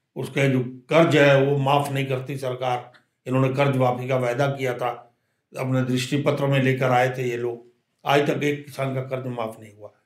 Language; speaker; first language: Hindi; native; Hindi